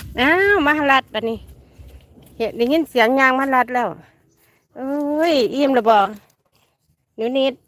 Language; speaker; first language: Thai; non-native, local second language; Lao